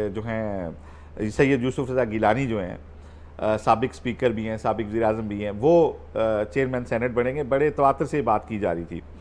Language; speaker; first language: Urdu; native; Urdu